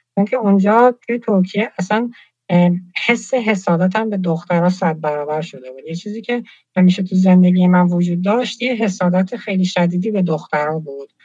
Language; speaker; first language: Persian; native; Persian